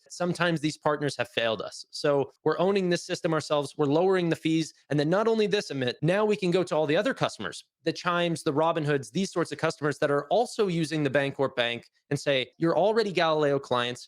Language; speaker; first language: English; native; English